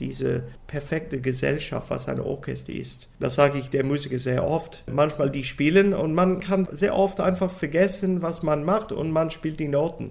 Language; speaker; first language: German; non-native, fluent; English